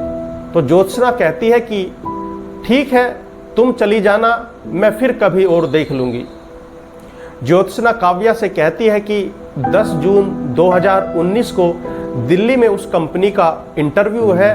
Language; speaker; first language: Hindi; native; Hindi